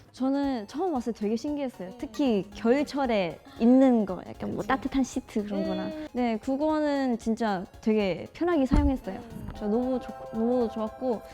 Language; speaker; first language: Korean; non-native, fluent; Malay